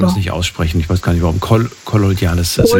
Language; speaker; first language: German; native; German